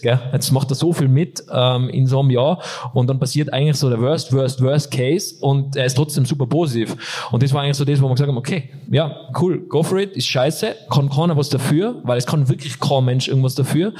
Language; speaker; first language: German; native; German